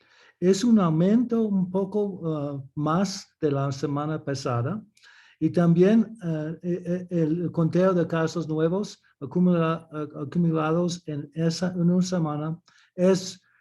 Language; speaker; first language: Spanish; early bilingual, heritage; English